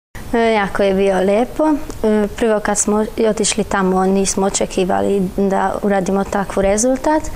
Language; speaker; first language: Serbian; non-native, local second language; Hungarian